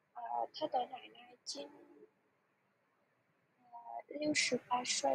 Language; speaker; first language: Chinese; non-native, learner; Vietnamese